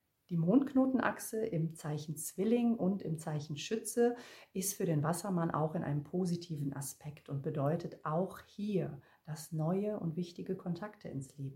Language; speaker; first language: German; native; German